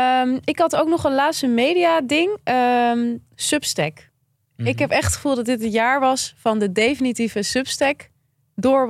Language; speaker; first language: Dutch; native; Dutch